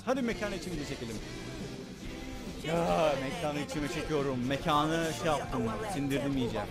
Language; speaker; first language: Turkish; native; Turkish